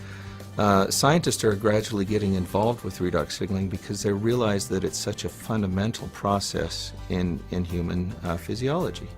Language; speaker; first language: English; native; English